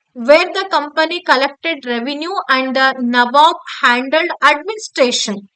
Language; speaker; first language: English; non-native, local second language; Kannada